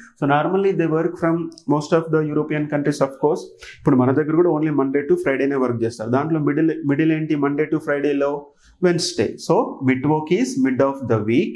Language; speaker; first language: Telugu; native; Telugu